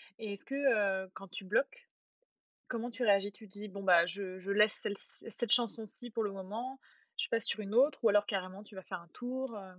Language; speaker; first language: French; native; French